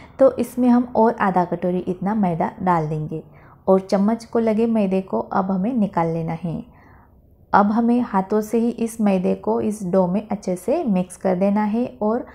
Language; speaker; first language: Hindi; non-native, local second language; Marathi